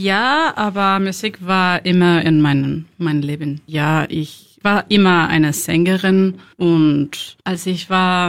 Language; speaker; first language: German; non-native, learner; Spanish